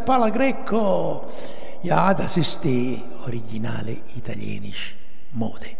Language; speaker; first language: German; non-native, fluent; Italian